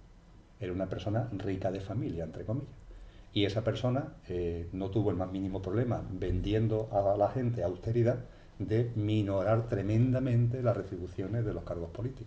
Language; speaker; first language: Spanish; native; Spanish